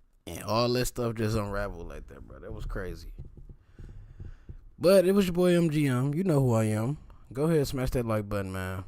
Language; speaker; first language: English; native; English